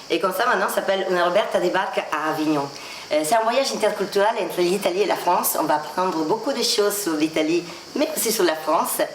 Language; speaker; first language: French; non-native, fluent; Italian